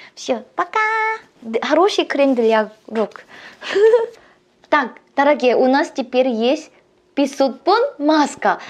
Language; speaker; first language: Russian; non-native, learner; Korean